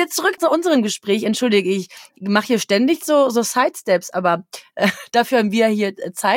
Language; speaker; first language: German; native; German